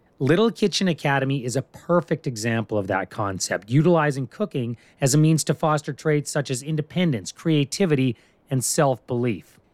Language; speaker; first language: English; native; English